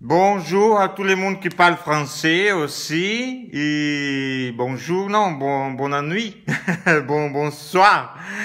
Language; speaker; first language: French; non-native, learner; Portuguese